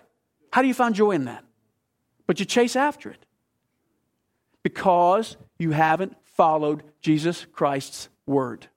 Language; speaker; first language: English; native; English